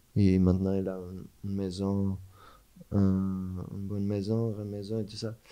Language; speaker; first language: French; non-native, fluent; Portuguese